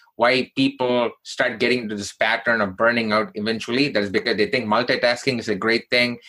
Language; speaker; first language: English; non-native, local second language; Tamil